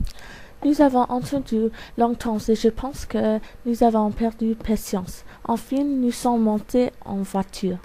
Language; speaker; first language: French; non-native, learner; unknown